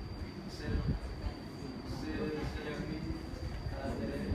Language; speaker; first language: French; non-native, learner; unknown